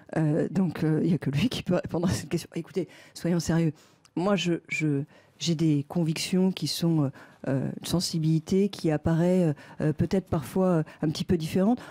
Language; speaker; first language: French; native; French